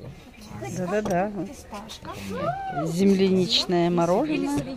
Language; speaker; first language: Russian; native; Russian